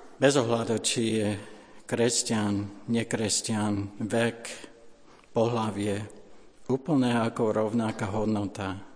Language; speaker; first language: Slovak; non-native, fluent; English